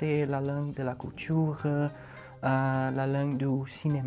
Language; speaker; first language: French; non-native, learner; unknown